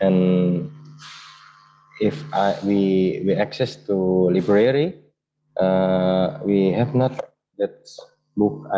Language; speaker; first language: English; non-native, learner; Indonesian